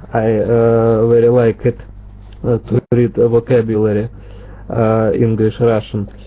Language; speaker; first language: English; non-native, learner; Russian